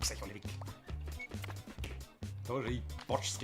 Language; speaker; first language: German; native; German